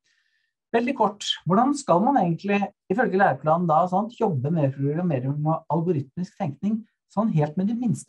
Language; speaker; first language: Norwegian; native; Norwegian